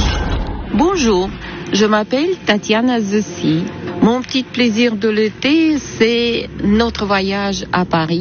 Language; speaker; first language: French; non-native, learner; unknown